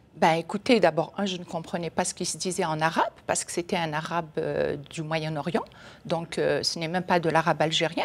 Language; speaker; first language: French; non-native, local second language; Kabyle